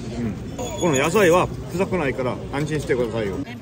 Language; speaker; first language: Japanese; non-native, fluent; Korean